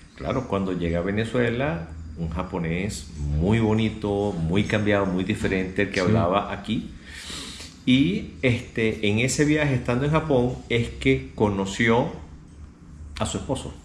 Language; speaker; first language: Spanish; early bilingual, other home language; Japanese